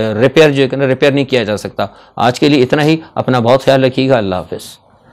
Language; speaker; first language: Urdu; native; Urdu